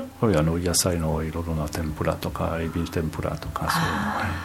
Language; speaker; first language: Japanese; non-native, fluent; French